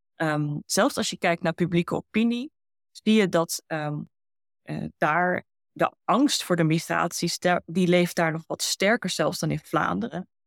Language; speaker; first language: Dutch; early bilingual, heritage; Dutch